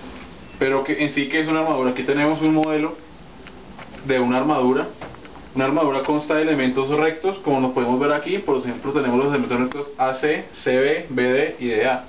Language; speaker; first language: Spanish; native; Spanish